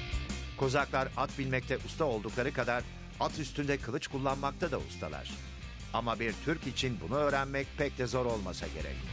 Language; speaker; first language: Turkish; native; Turkish